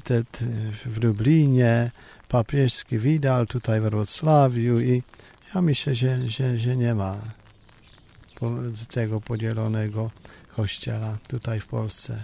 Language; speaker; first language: Polish; non-native, learner; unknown